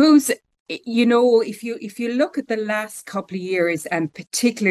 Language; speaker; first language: English; native; English